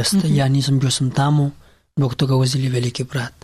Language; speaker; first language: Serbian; non-native, learner; Pashto